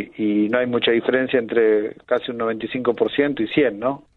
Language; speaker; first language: Spanish; native; Spanish